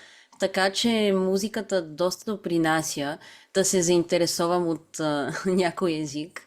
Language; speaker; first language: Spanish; non-native, fluent; Bulgarian